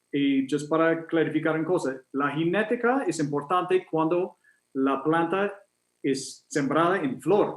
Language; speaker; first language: Spanish; non-native, fluent; English